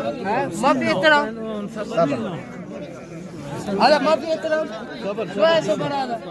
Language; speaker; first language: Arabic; non-native, learner; Punjabi